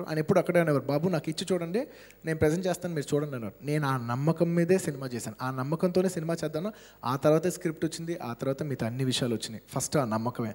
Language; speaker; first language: Telugu; native; Telugu